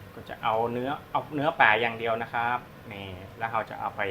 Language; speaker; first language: Thai; native; Thai